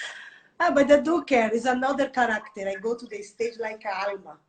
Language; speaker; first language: English; non-native, learner; Portuguese